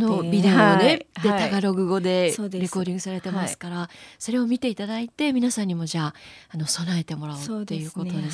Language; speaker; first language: Japanese; native; Japanese